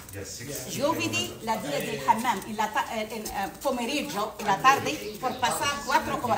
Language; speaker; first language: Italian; non-native, learner; Arabic